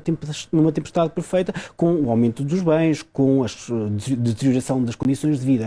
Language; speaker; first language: Portuguese; native; Portuguese